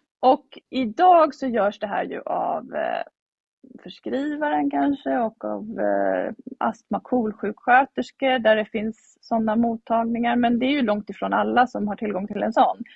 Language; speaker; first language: Swedish; native; Swedish